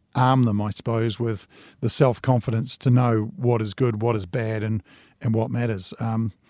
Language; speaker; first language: English; native; English